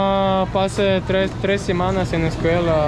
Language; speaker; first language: Spanish; non-native, learner; Russian